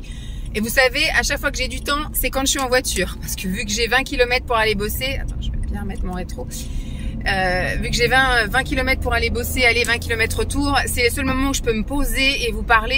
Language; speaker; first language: French; native; French